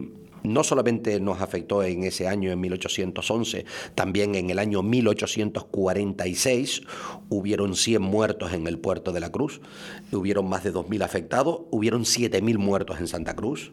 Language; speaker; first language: Spanish; native; Spanish